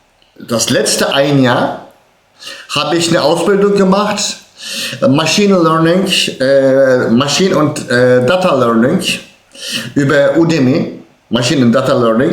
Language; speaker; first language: German; early bilingual, other home language; Turkish